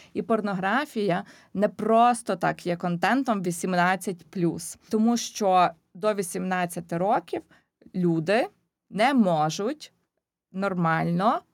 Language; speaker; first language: Ukrainian; native; Ukrainian